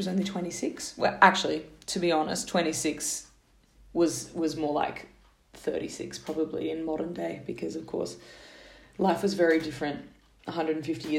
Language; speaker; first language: English; native; English